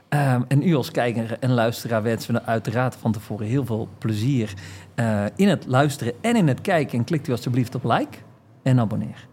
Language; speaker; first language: Dutch; native; Dutch